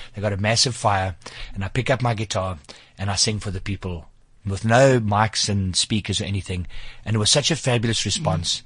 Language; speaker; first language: English; native; English